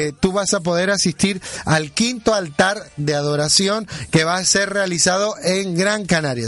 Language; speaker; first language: Spanish; native; Spanish